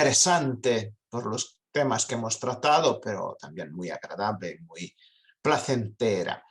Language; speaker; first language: Spanish; non-native, fluent; Italian